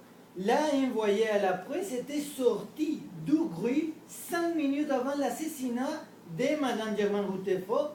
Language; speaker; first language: French; non-native, learner; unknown